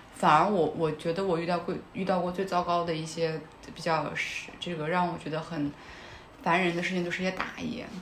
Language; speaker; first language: Chinese; non-native, local second language; Kazakh